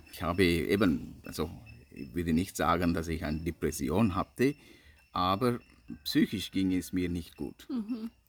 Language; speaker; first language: German; non-native, fluent; Sinhala